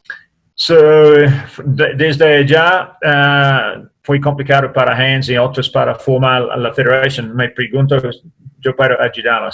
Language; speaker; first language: Spanish; non-native, learner; English